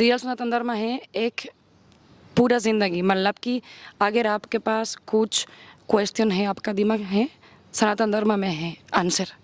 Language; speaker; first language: Hindi; non-native, learner; Spanish